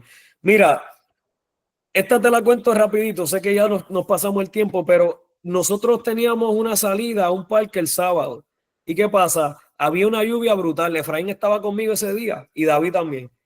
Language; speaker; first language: Spanish; native; Spanish